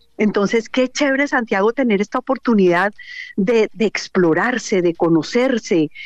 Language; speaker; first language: Spanish; native; Spanish